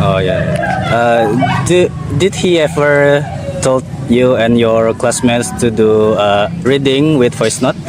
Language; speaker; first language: English; non-native, learner; Indonesian